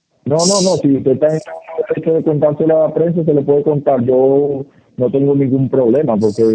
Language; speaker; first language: Spanish; native; Spanish